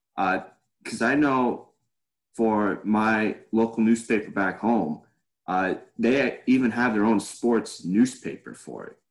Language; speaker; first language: English; native; English